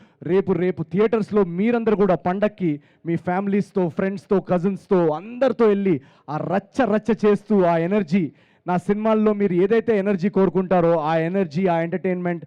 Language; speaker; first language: Telugu; native; Telugu